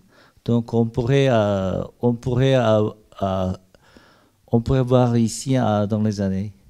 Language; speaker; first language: French; non-native, learner; Korean